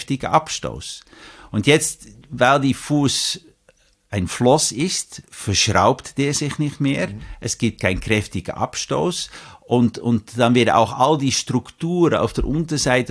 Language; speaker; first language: German; native; German